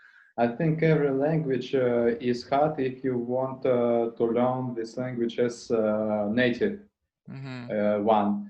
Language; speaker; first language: English; non-native, learner; Russian